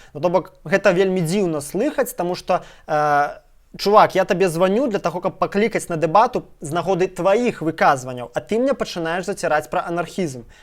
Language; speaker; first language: Belarusian; non-native, local second language; Russian